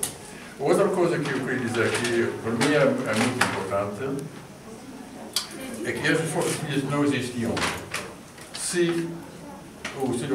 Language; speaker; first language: Portuguese; non-native, learner; English